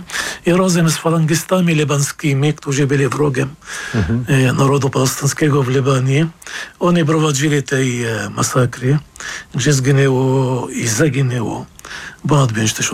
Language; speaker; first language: Polish; non-native, fluent; Arabic